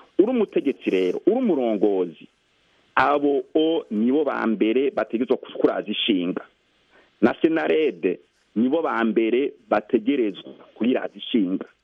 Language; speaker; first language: Rundi; native; Rundi